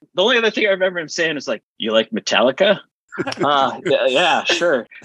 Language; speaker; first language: English; native; English